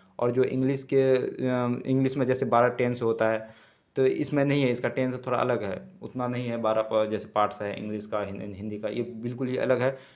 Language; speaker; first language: Hindi; native; Hindi